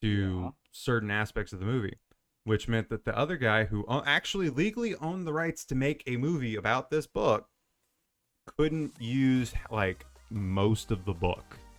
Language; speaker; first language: English; native; English